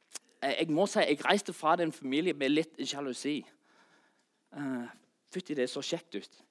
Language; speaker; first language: Norwegian; non-native, fluent; English